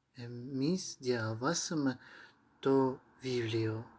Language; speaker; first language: Greek; non-native, learner; Ukrainian